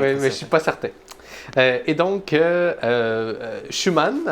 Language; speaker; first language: French; native; French